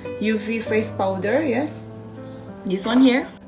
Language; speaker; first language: English; non-native, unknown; Indonesian